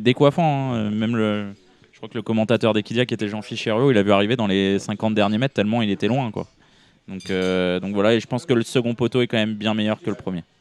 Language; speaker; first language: French; native; French